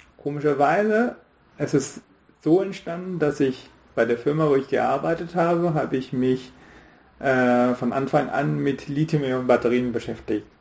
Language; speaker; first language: German; non-native, fluent; Hindi